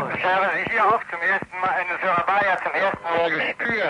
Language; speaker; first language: German; native; German